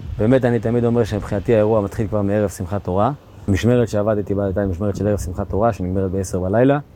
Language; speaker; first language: Hebrew; native; Hebrew